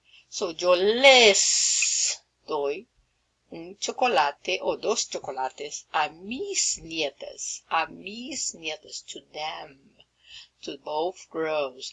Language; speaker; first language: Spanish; non-native, fluent; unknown